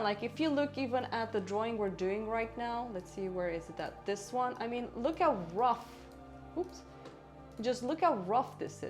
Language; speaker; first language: English; non-native, fluent; Romanian